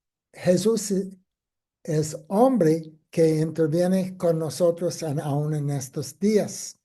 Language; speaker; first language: Spanish; non-native, fluent; English